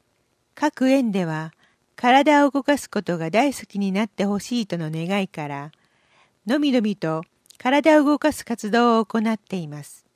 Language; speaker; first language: Japanese; native; Japanese